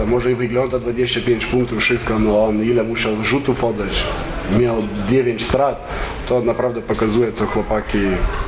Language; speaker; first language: Polish; non-native, fluent; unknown